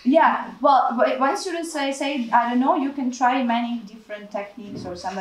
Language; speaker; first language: English; non-native, fluent; Ukrainian